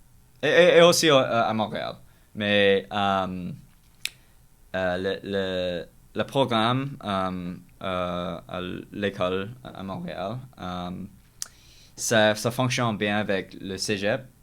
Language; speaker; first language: French; non-native, local second language; English